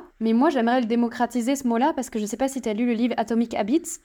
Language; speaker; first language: French; native; French